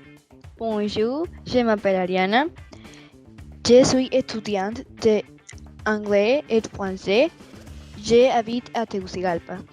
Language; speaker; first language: French; non-native, learner; Spanish